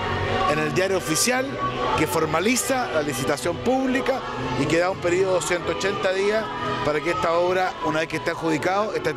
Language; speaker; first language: Spanish; native; Spanish